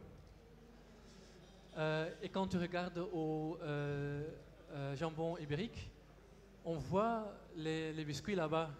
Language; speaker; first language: French; non-native, local second language; Dutch